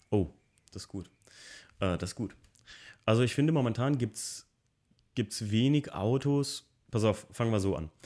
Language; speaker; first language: German; native; German